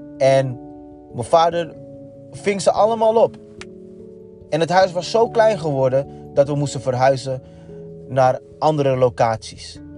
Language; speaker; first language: Dutch; native; Dutch